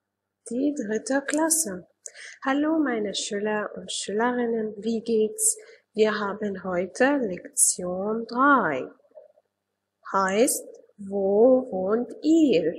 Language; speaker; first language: German; non-native, fluent; Arabic